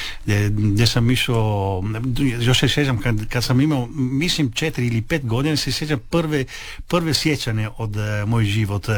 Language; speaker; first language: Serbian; early bilingual, heritage; Italian